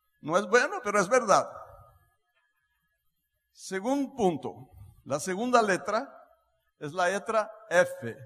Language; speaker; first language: Spanish; non-native, fluent; Portuguese